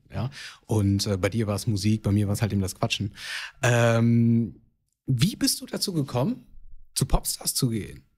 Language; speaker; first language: German; early bilingual, other home language; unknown